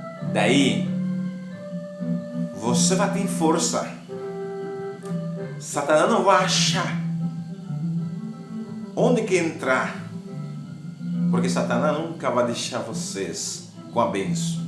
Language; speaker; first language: Portuguese; non-native, learner; Haitian Creole